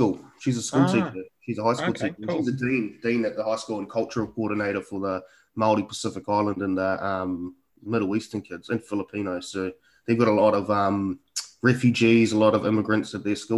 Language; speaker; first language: English; native; English